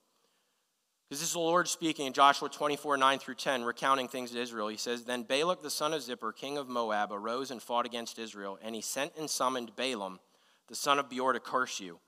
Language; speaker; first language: English; native; English